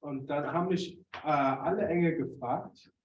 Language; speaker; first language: German; native; German